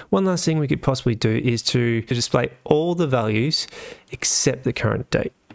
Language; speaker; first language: English; native; English